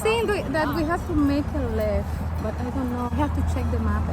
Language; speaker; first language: English; non-native, fluent; Spanish